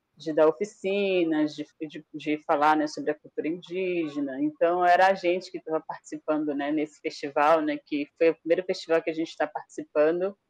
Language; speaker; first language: Portuguese; non-native, local second language; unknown